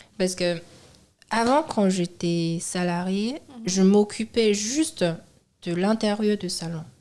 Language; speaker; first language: French; non-native, fluent; Chinese